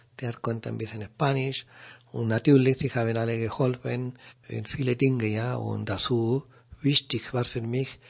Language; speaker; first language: German; non-native, learner; Spanish